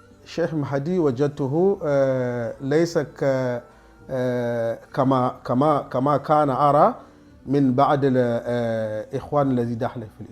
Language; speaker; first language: Arabic; non-native, fluent; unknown